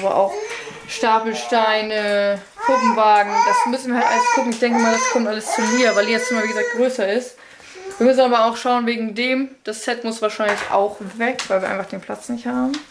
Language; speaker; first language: German; native; German